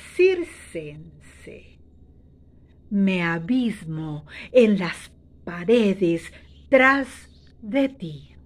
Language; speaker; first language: Spanish; native; Spanish